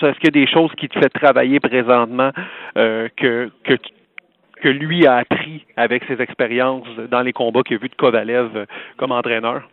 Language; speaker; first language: French; native; French